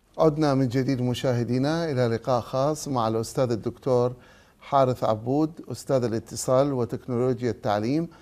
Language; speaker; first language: Arabic; native; Arabic